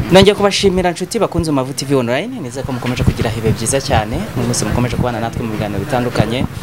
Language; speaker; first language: Kinyarwanda; native; Kinyarwanda